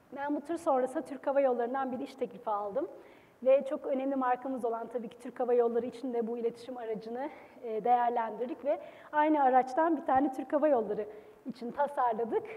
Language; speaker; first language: Turkish; native; Turkish